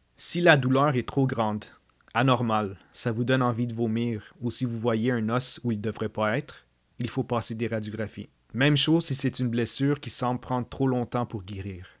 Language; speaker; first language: French; native; French